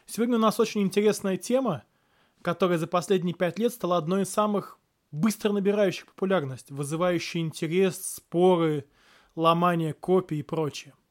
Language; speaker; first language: Russian; native; Russian